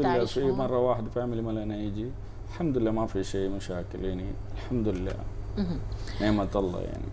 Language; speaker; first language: Arabic; non-native, learner; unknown